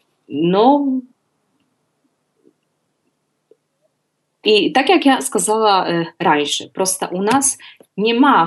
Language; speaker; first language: Russian; non-native, learner; Polish